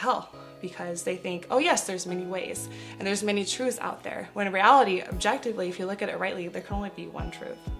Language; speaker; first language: English; native; English